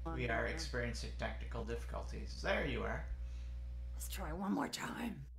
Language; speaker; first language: English; native; English